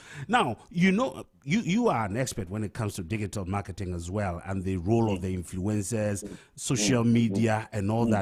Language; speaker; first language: English; non-native, local second language; Akan